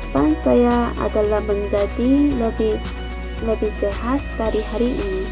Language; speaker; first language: Indonesian; non-native, fluent; Korean